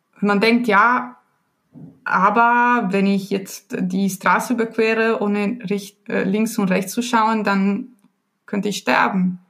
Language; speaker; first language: German; non-native, fluent; Italian